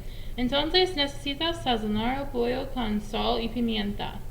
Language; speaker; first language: Spanish; non-native, learner; English